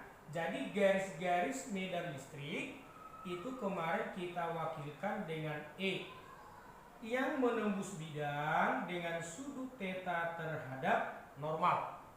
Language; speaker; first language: Indonesian; native; Indonesian